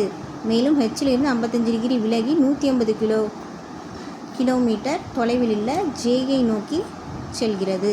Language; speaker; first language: Tamil; native; Tamil